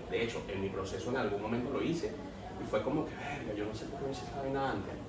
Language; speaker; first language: Spanish; native; Spanish